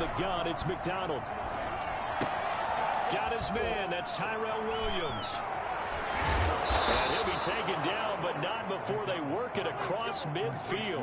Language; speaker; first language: English; native; English